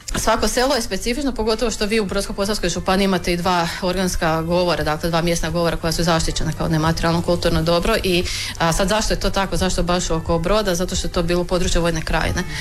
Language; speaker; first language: Croatian; native; Croatian